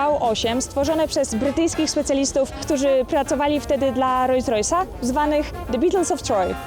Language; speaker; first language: Polish; native; Polish